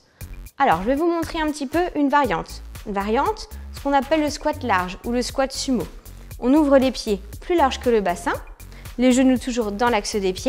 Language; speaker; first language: French; native; French